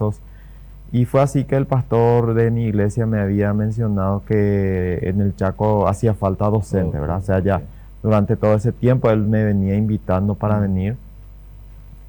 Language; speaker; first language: Spanish; native; Spanish